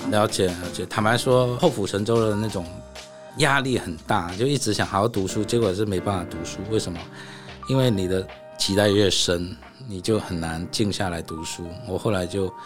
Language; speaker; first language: Chinese; non-native, fluent; Cantonese